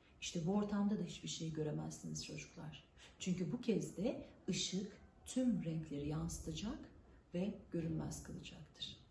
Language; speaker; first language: Turkish; native; Turkish